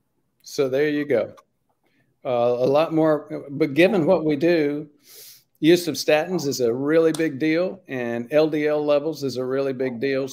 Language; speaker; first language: English; native; English